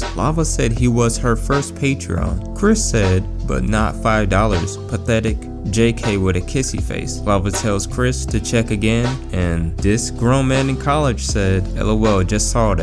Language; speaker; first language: English; native; English